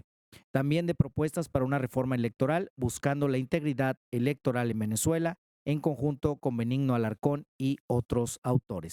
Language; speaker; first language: Spanish; native; Spanish